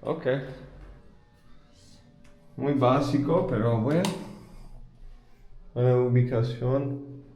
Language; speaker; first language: Spanish; non-native, learner; English